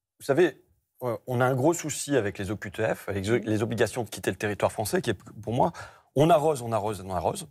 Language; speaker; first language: French; native; French